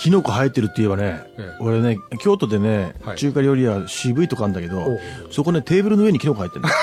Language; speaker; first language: Japanese; native; Japanese